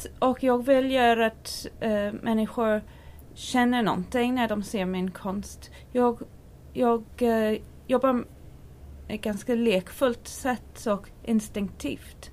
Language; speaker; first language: Swedish; non-native, learner; English